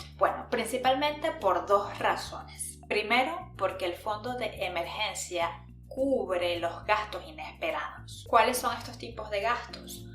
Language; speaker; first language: Spanish; native; Spanish